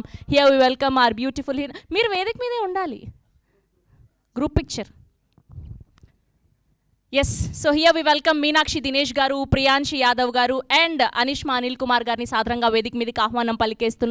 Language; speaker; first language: Telugu; native; Telugu